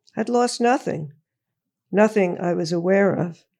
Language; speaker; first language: English; native; English